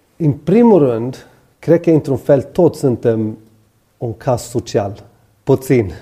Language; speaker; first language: Romanian; non-native, fluent; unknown